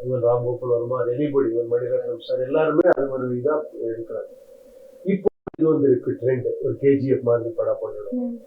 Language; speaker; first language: Tamil; non-native, learner; Kannada